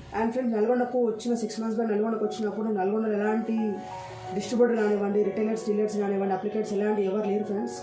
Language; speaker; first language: Telugu; native; Telugu